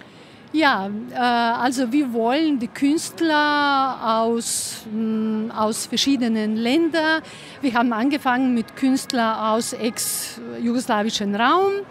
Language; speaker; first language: German; non-native, fluent; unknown